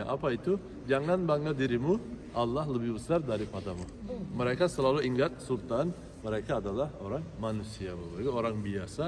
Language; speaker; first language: Indonesian; non-native, fluent; Turkish